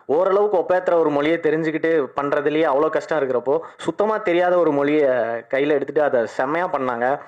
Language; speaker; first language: Tamil; native; Tamil